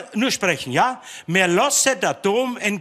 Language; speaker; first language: German; native; German